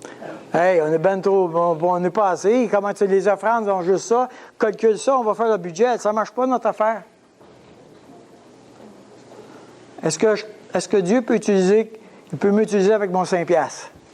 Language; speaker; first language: French; native; French